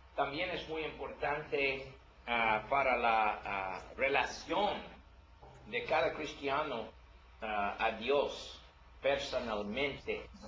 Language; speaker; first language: Spanish; non-native, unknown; English